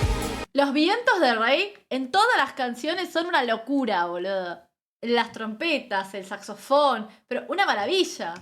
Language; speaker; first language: Spanish; native; Spanish